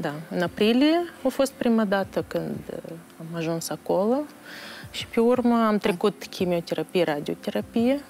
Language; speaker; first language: Romanian; non-native, local second language; Russian